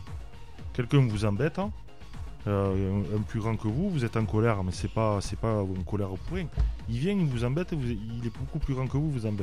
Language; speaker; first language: French; native; French